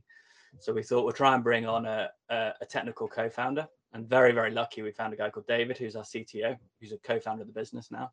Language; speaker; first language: English; native; English